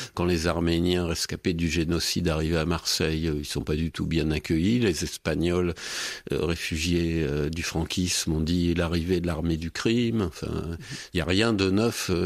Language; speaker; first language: French; native; French